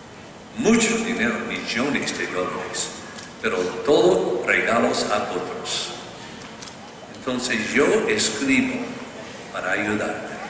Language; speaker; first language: Spanish; non-native, learner; English